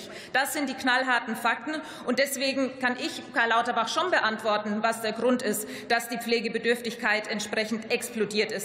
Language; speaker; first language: German; native; German